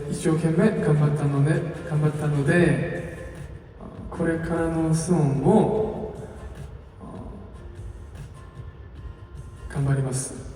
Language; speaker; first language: Japanese; non-native, learner; Korean